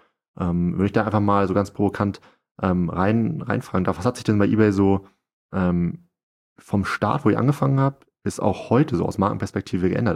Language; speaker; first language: German; native; German